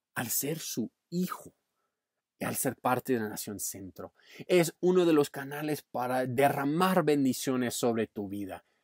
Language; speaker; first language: Spanish; non-native, fluent; English